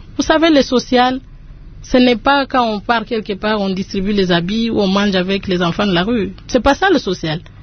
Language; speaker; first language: French; non-native, local second language; Lingala